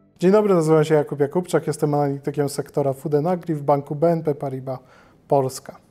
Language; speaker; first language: Polish; native; Polish